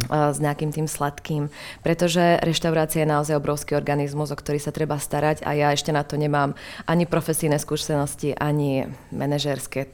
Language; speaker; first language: Slovak; native; Slovak